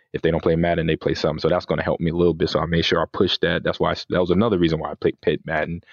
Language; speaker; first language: English; native; English